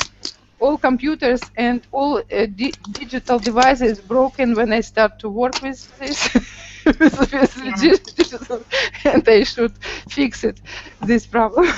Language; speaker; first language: English; non-native, learner; Russian